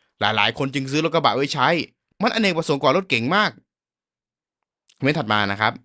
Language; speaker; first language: Thai; native; Thai